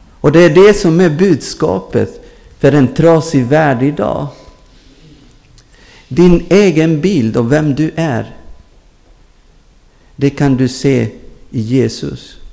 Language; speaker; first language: Swedish; non-native, fluent; Spanish